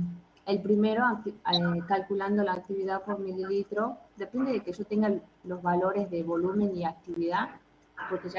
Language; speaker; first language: Spanish; native; Spanish